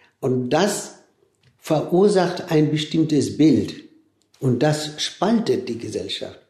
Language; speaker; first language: German; non-native, fluent; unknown